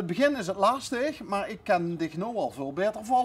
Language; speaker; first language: Dutch; native; Dutch